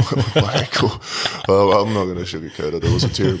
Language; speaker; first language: English; native; English